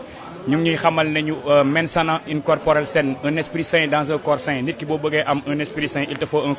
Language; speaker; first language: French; non-native, local second language; Wolof